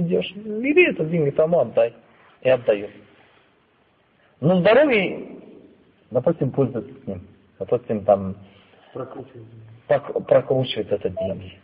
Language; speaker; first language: Russian; non-native, fluent; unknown